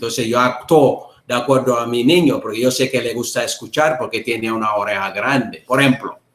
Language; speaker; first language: Spanish; non-native, learner; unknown